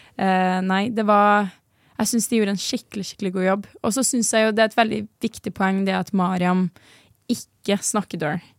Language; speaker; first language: Norwegian; native; Norwegian